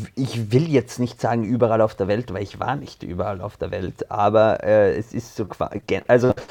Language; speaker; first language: German; early bilingual, other home language; French